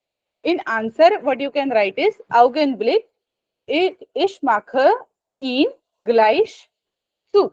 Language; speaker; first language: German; non-native, fluent; Hindi